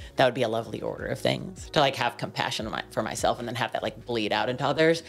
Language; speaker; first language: English; native; English